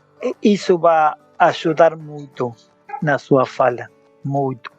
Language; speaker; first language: Portuguese; non-native, learner; Spanish